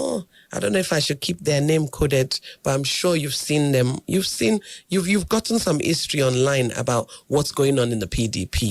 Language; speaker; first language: English; non-native, local second language; Yoruba